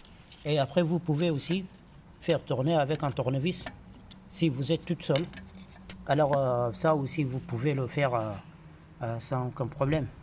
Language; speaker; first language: French; non-native, fluent; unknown